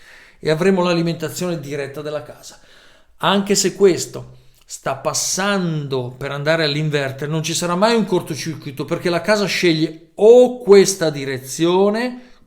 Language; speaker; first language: Italian; native; Italian